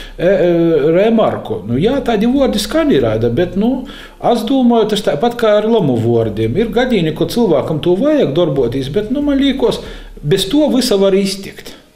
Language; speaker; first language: Latvian; native; Latvian